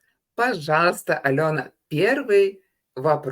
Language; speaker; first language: Russian; non-native, fluent; Lithuanian